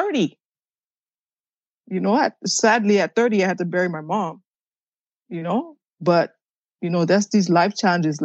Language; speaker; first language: English; early bilingual, other home language; Haitian Creole